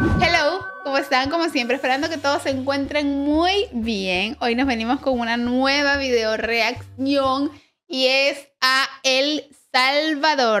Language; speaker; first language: Spanish; native; Spanish